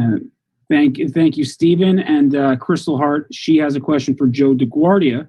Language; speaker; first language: English; native; English